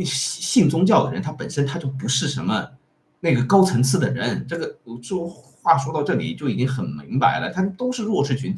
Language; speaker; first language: Chinese; native; Chinese